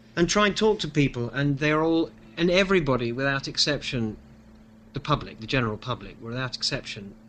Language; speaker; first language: English; native; English